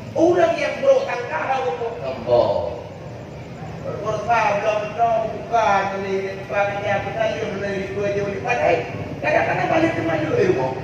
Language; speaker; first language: Malay; non-native, local second language; Achinese